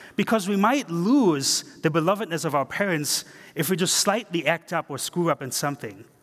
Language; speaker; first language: English; non-native, fluent; German